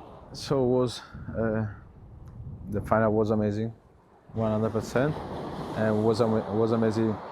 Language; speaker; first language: English; non-native, learner; Italian